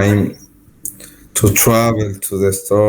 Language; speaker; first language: English; non-native, learner; Spanish